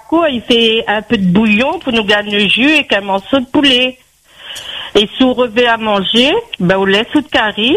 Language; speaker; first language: French; non-native, local second language; Réunion Creole French